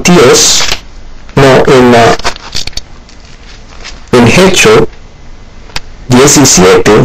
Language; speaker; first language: Spanish; non-native, learner; Haitian Creole